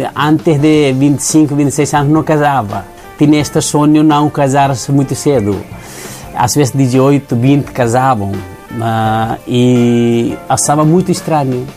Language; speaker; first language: Portuguese; non-native, learner; Nepali